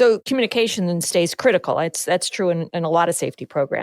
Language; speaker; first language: English; native; English